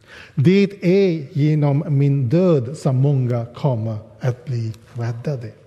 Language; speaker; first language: Swedish; non-native, fluent; English